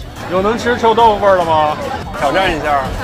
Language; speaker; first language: Chinese; native; Chinese